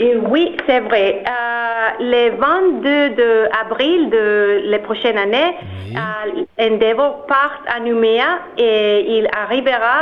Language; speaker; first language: French; non-native, learner; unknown